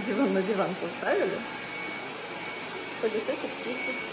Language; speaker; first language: Russian; native; Russian